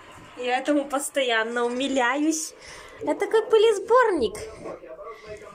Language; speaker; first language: Russian; native; Russian